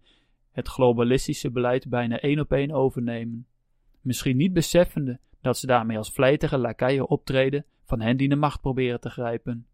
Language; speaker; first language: Dutch; native; Dutch